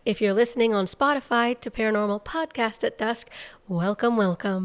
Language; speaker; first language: English; native; English